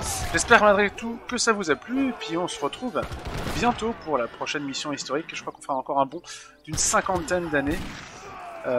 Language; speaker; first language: French; native; French